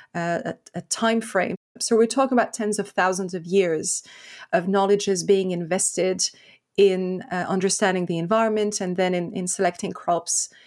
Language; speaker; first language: English; non-native, fluent; French